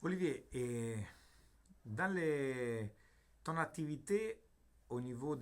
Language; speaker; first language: French; non-native, learner; Italian